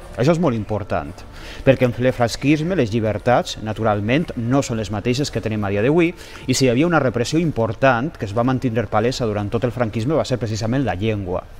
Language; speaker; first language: Catalan; native; Catalan